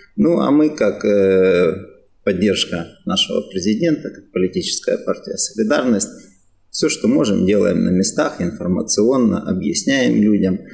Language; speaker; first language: Russian; native; Russian